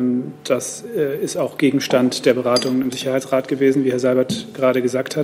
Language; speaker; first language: German; native; German